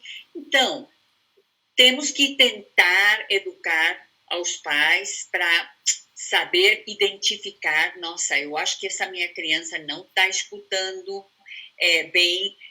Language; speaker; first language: Portuguese; non-native, fluent; Spanish